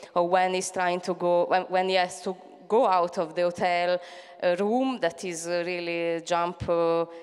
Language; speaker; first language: English; non-native, fluent; Italian